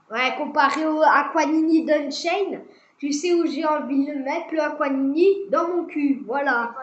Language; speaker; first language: French; native; French